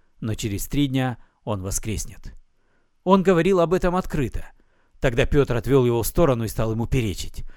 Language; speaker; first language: Russian; native; Russian